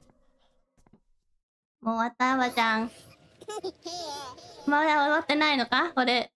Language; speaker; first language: Japanese; non-native, learner; Thai